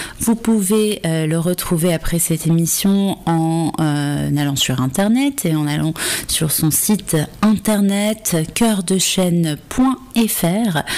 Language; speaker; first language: French; native; French